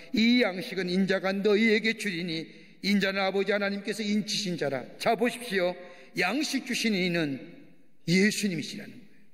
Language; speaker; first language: Korean; native; Korean